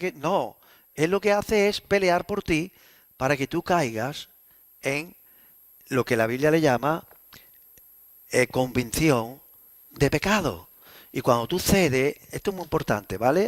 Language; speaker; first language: Spanish; native; Spanish